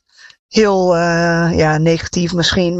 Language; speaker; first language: Dutch; non-native, fluent; English